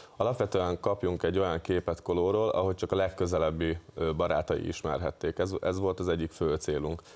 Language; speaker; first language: Hungarian; native; Hungarian